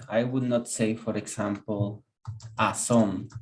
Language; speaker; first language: English; non-native, fluent; Spanish